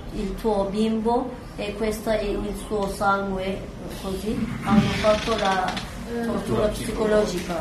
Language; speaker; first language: Italian; non-native, learner; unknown